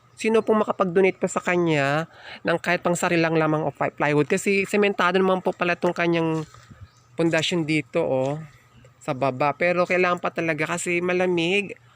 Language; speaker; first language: Filipino; non-native, local second language; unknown